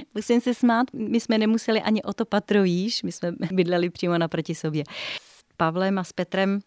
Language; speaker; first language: Czech; native; Czech